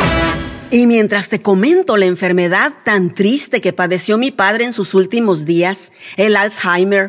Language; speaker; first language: Spanish; native; Spanish